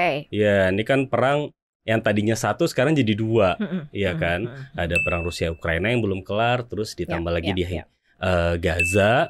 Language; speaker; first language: Indonesian; native; Indonesian